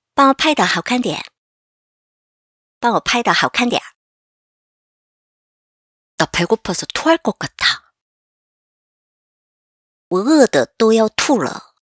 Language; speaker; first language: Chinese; non-native, fluent; Korean